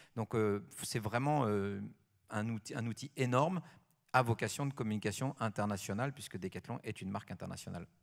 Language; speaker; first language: French; native; French